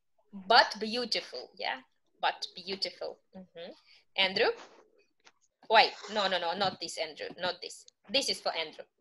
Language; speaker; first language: English; non-native, fluent; Russian